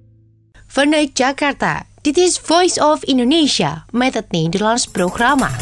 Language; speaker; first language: Dutch; non-native, fluent; Indonesian